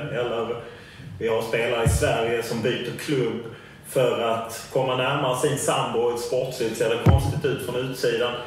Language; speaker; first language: Swedish; native; Swedish